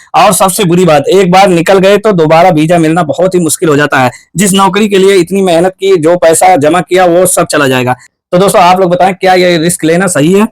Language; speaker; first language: Hindi; native; Hindi